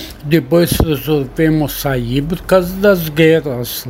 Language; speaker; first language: Portuguese; non-native, learner; Arabic